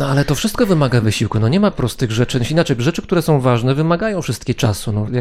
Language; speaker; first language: Polish; native; Polish